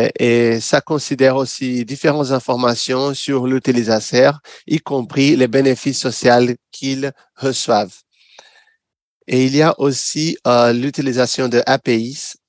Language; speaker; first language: French; non-native, fluent; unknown